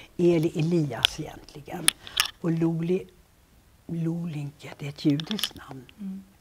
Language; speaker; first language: Swedish; native; Swedish